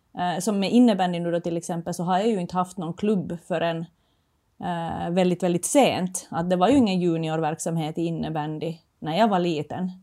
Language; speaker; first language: Swedish; native; Swedish